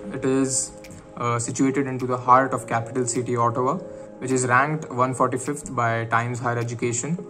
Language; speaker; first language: English; non-native, local second language; Marathi